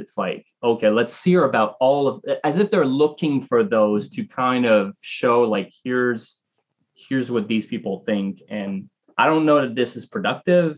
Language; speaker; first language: English; native; English